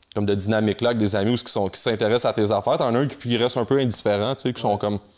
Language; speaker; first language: French; native; French